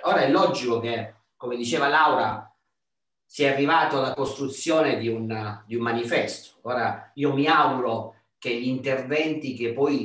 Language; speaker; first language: Italian; native; Italian